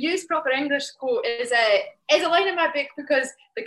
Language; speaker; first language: English; native; English